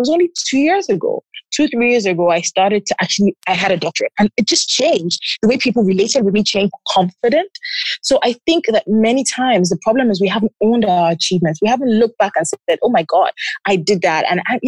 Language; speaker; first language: English; non-native, local second language; Yoruba